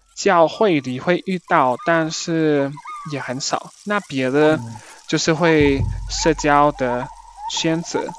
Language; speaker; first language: Chinese; early bilingual, heritage; Chinese